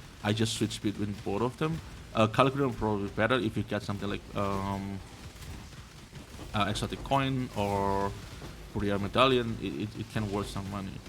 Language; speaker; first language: English; non-native, fluent; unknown